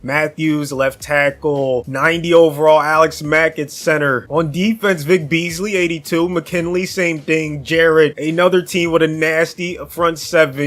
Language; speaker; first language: English; native; English